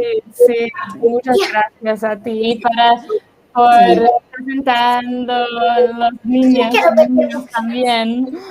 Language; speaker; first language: Spanish; non-native, learner; English